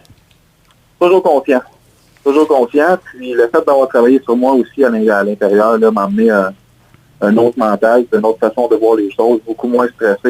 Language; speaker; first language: French; native; French